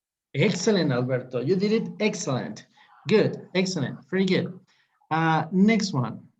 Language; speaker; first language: English; non-native, fluent; Spanish